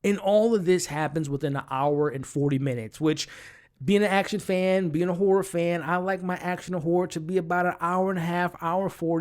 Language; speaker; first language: English; native; English